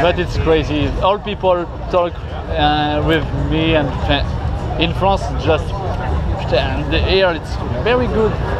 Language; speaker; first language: English; non-native, learner; French